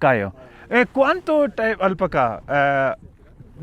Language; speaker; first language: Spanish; non-native, learner; Hindi